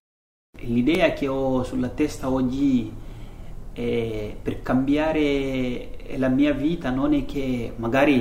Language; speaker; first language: Italian; non-native, fluent; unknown